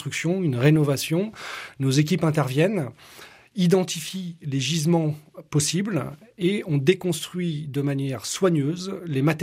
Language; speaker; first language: French; native; French